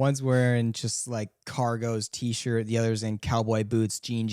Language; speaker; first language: English; native; English